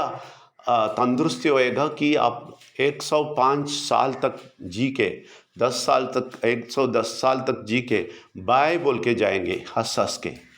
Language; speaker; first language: Hindi; non-native, local second language; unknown